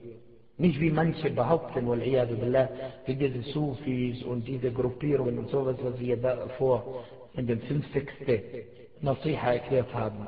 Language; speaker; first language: German; non-native, fluent; Arabic